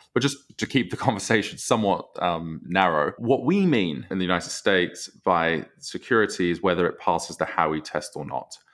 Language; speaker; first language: English; native; English